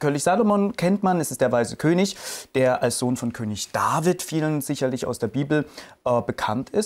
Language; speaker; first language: German; native; German